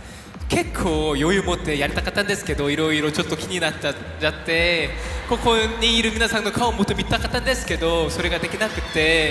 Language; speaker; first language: Japanese; non-native, fluent; Korean